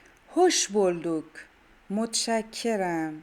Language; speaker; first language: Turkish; non-native, fluent; Persian